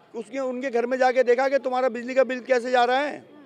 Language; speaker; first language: Hindi; native; Hindi